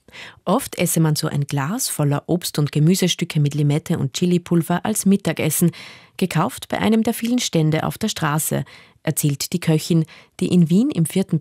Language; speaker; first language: German; native; German